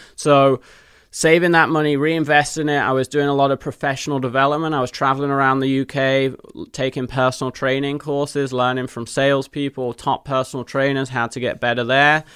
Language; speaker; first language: English; native; English